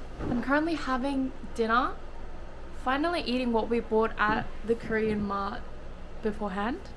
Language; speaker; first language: English; non-native, fluent; Korean